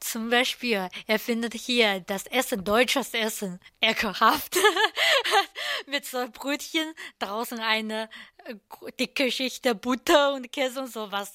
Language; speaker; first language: German; non-native, learner; Chinese